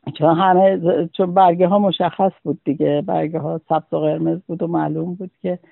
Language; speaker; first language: Persian; native; Persian